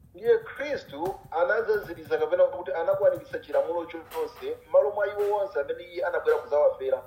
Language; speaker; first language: Nyanja; non-native, local second language; Tumbuka